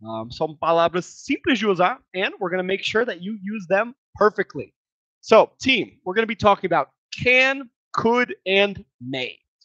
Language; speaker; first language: English; non-native, fluent; Portuguese